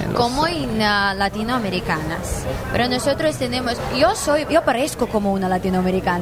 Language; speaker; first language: Spanish; non-native, learner; Ukrainian